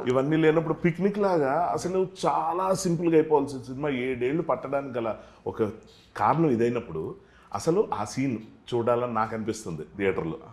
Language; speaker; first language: Telugu; native; Telugu